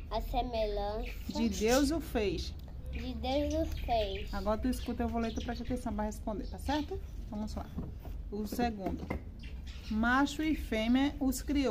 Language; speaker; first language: Portuguese; native; Portuguese